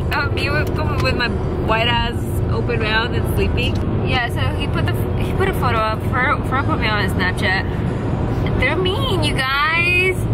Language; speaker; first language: English; early bilingual, other home language; Spanish